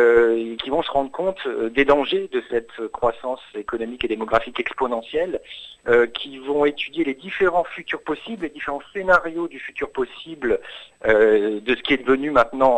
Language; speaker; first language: French; native; French